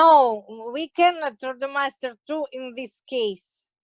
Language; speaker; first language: English; non-native, learner; Russian